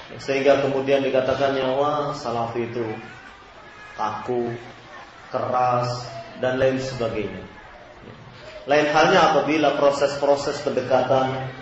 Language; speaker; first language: Indonesian; native; Indonesian